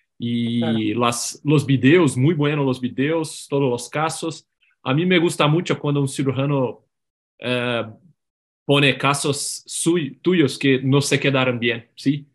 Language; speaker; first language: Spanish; non-native, learner; Portuguese